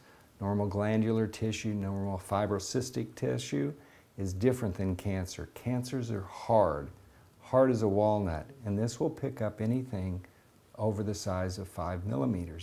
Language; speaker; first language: English; native; English